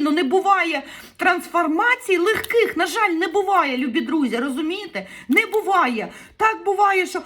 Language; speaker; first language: Ukrainian; native; Ukrainian